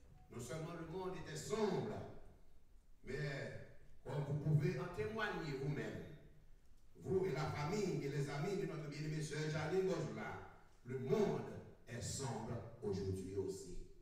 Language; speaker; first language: French; native; French